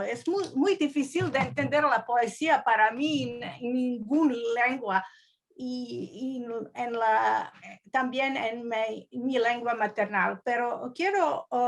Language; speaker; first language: Spanish; non-native, learner; Croatian